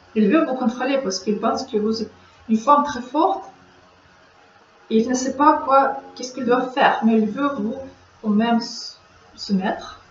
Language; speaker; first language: French; non-native, learner; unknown